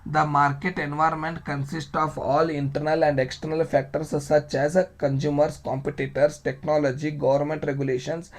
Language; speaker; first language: English; non-native, local second language; Kannada